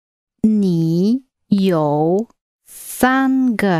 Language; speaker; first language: Chinese; non-native, learner; English